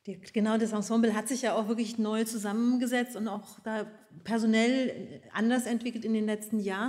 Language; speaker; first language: German; native; German